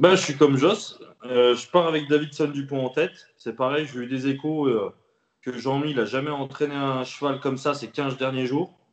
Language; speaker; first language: French; native; French